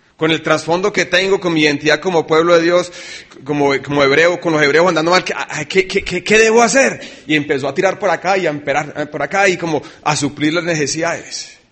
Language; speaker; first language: Spanish; early bilingual, other home language; English